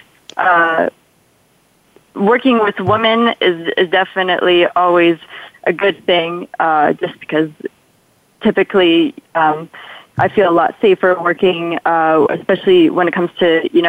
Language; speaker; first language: English; non-native, fluent; Polish